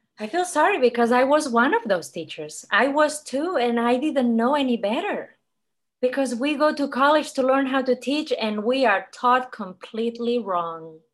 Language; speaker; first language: English; non-native, fluent; Catalan